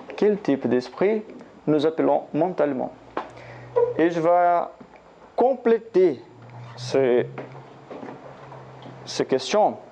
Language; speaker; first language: French; non-native, learner; Portuguese